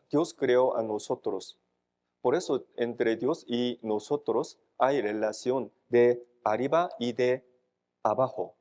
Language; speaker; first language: Spanish; non-native, fluent; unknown